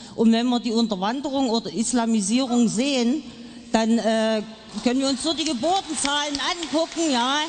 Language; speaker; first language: German; native; German